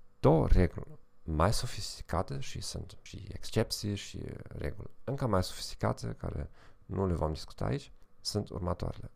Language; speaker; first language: Romanian; non-native, fluent; German